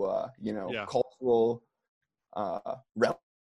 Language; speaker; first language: English; native; English